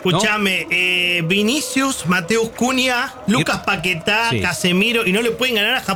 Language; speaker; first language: Spanish; native; Spanish